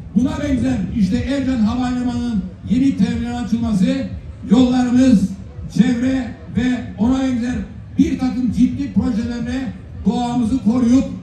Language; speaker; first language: Turkish; native; Turkish